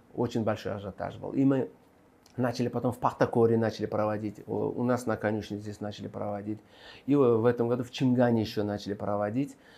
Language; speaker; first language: Russian; non-native, local second language; Uzbek